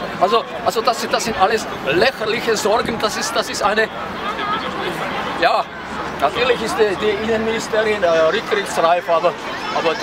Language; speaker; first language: German; non-native, fluent; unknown